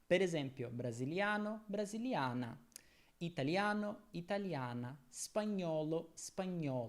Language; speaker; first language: Italian; non-native, fluent; Portuguese